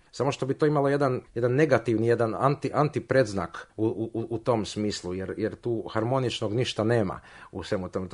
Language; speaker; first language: Croatian; native; Croatian